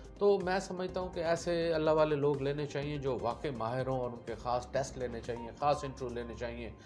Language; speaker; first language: Urdu; non-native, local second language; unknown